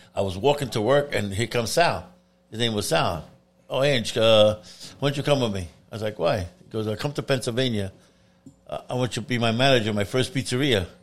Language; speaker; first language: English; non-native, fluent; Italian